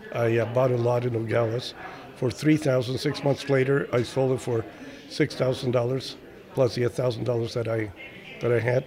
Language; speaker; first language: English; early bilingual, other home language; Spanish